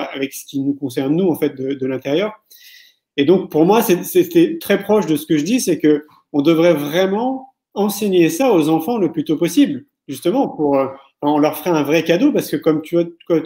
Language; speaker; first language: French; native; French